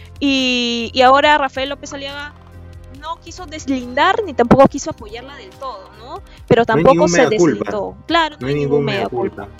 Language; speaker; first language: Spanish; native; Spanish